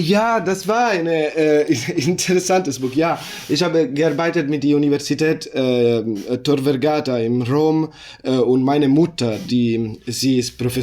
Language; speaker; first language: German; non-native, learner; Italian